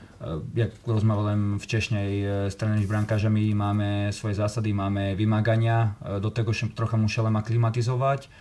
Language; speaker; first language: Polish; non-native, learner; Slovak